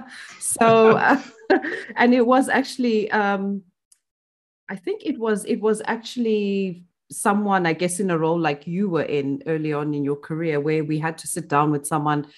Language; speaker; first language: English; non-native, local second language; Shona